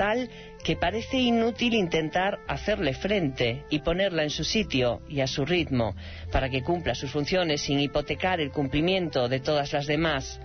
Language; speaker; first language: Spanish; native; Spanish